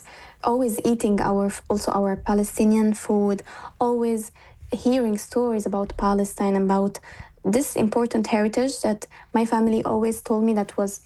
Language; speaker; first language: English; non-native, fluent; Italian